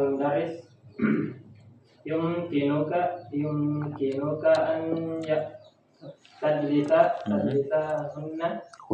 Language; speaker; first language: Arabic; non-native, learner; Indonesian